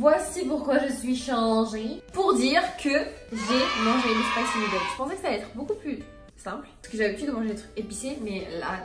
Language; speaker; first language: French; early bilingual, other home language; Arabic